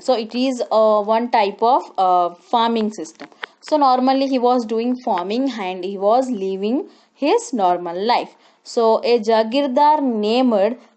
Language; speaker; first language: English; non-native, local second language; Telugu